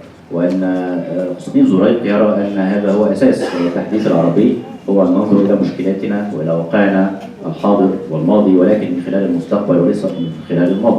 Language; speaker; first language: Arabic; native; Arabic